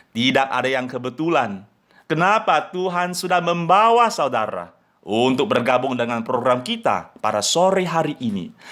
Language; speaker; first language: Indonesian; non-native, fluent; English